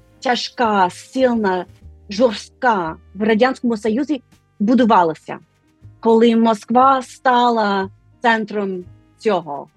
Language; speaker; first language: Ukrainian; non-native, fluent; English